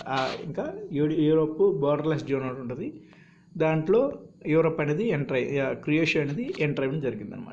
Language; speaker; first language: Telugu; native; Telugu